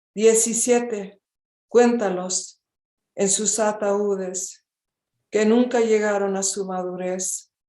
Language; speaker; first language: Spanish; early bilingual, heritage; Spanish